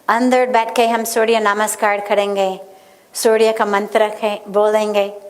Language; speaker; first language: Hindi; non-native, fluent; English